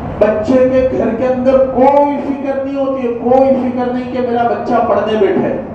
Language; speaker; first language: Urdu; native; Urdu